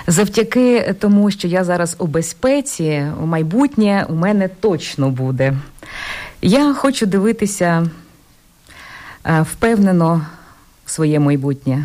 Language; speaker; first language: Ukrainian; native; Ukrainian